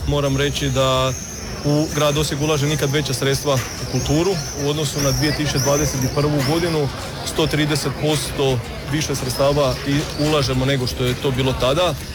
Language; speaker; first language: Croatian; native; Croatian